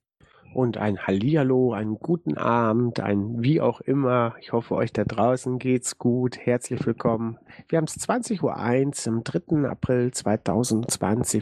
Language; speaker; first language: German; native; German